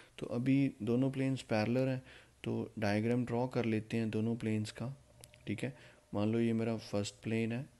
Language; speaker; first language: Hindi; non-native, local second language; Punjabi